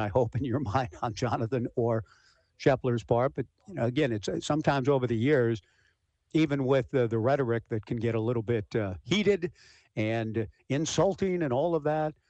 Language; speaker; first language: English; native; English